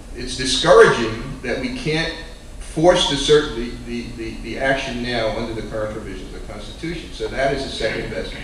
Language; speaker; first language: English; native; English